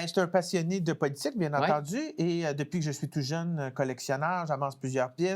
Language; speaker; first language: French; native; French